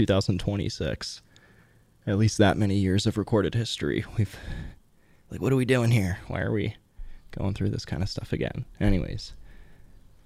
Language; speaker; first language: English; native; English